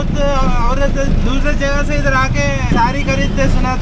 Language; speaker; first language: Hindi; non-native, local second language; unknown